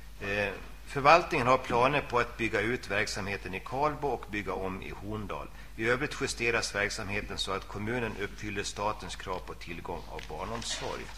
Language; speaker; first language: Swedish; native; Swedish